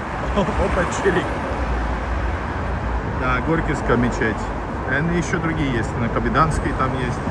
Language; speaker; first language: Russian; non-native, fluent; Finnish